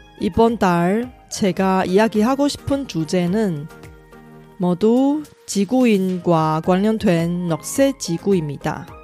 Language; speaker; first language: Korean; non-native, fluent; Chinese